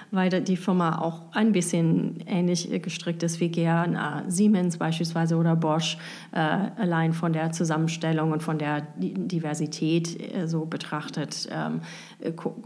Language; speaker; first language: German; non-native, fluent; English